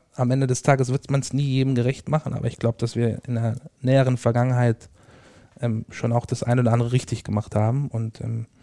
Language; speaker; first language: German; native; German